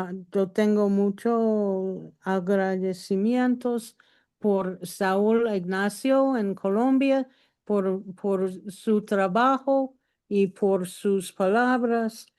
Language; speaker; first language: Spanish; non-native, learner; English